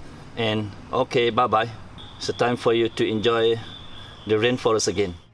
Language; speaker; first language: English; non-native, fluent; Malay